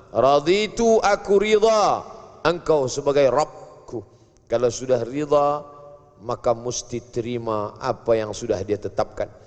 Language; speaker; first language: Malay; native; Malay